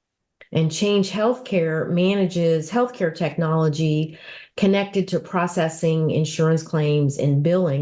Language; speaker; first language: English; native; English